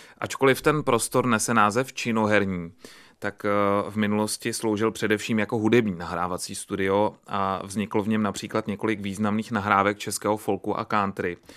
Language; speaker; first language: Czech; native; Czech